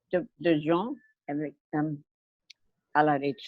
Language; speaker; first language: French; non-native, learner; English